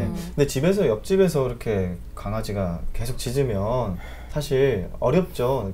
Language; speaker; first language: Korean; native; Korean